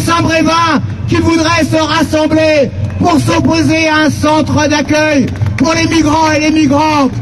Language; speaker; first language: French; native; French